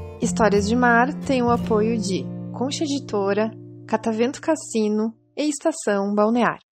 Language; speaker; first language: Portuguese; native; Portuguese